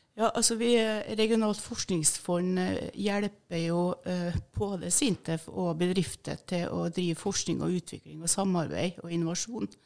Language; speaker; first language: Norwegian; native; Norwegian